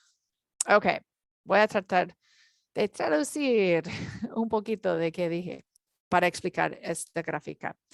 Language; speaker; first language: Spanish; non-native, learner; English